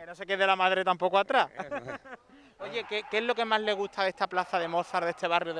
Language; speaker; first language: Spanish; native; Spanish